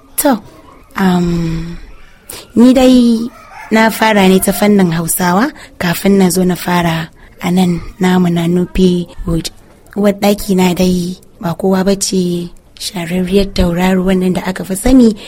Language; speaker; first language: Hausa; non-native, local second language; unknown